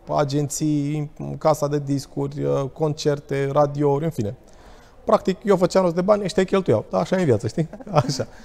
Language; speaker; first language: Romanian; native; Romanian